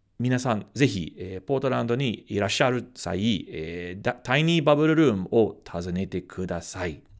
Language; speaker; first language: Japanese; non-native, fluent; English